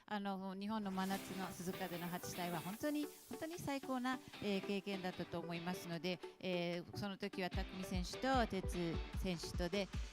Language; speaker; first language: Japanese; native; Japanese